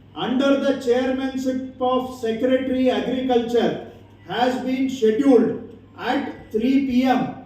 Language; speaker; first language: English; non-native, local second language; Kannada